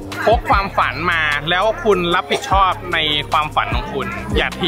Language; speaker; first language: Thai; native; Thai